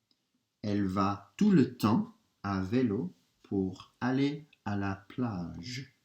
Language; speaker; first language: French; non-native, fluent; English